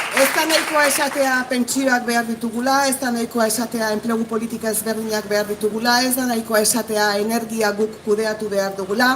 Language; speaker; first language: Basque; native; Basque